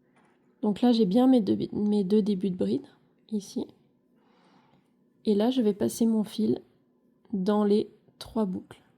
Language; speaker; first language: French; native; French